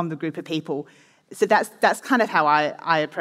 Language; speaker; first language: English; native; English